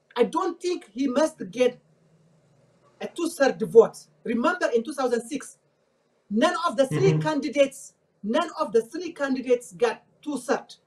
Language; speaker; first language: English; non-native, fluent; Amharic